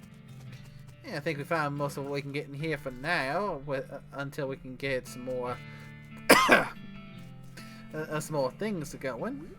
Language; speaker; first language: English; native; English